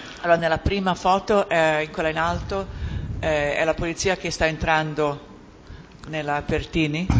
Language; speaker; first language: Italian; native; Italian